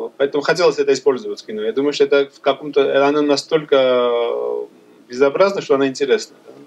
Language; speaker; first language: Russian; non-native, local second language; Georgian